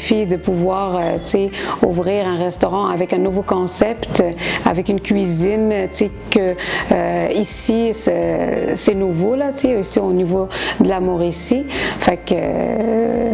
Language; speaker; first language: French; non-native, local second language; Arabic